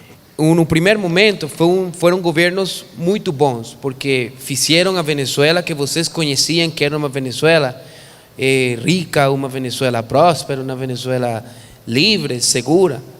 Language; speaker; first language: Portuguese; non-native, fluent; Spanish